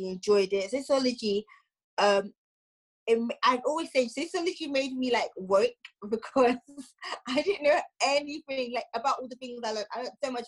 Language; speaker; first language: English; native; English